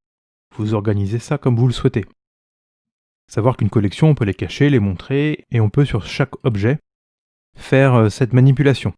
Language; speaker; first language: French; native; French